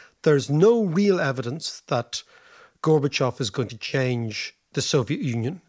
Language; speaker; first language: English; native; English